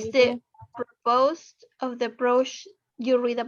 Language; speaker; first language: English; non-native, learner; Spanish